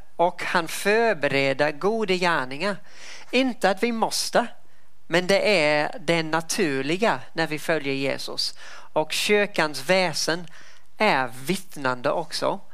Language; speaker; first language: Swedish; non-native, fluent; English